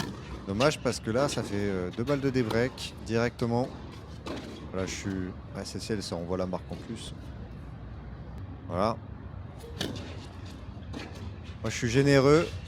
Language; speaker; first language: French; native; French